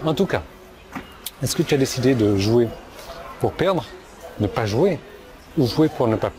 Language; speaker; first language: French; native; French